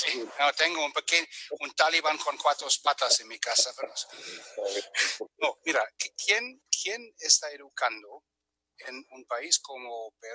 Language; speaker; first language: Spanish; non-native, fluent; German